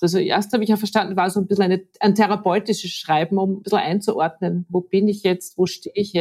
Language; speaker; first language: German; native; German